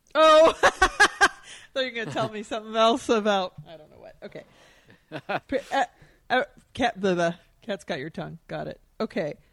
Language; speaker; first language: English; native; English